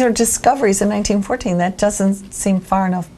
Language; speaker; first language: English; native; English